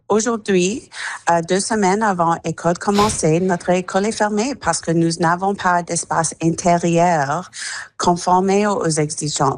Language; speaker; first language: French; non-native, learner; English